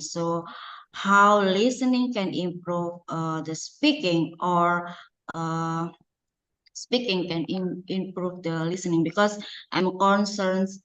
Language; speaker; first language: English; non-native, fluent; Indonesian